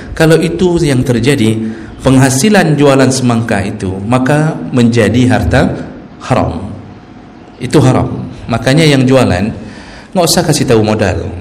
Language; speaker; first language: Malay; non-native, local second language; Achinese